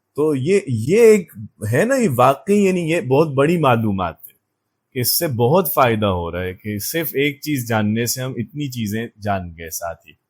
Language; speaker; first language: Urdu; native; Urdu